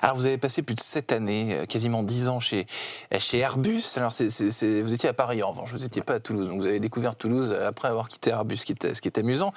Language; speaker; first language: French; native; French